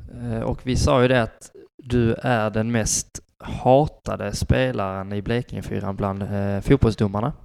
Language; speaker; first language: Swedish; native; Swedish